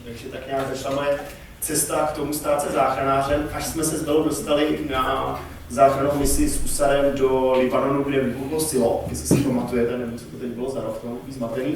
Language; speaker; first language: Czech; native; Czech